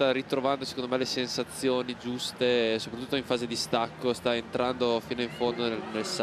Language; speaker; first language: Italian; native; Italian